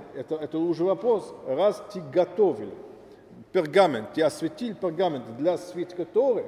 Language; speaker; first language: Russian; non-native, learner; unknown